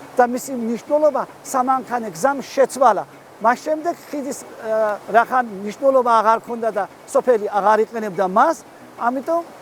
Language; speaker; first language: Georgian; native; Georgian